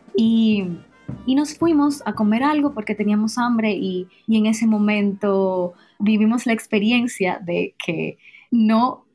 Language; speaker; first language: Spanish; native; Spanish